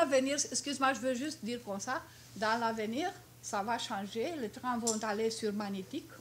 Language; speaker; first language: French; non-native, fluent; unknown